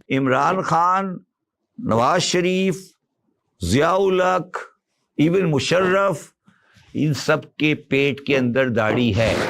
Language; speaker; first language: Urdu; native; Urdu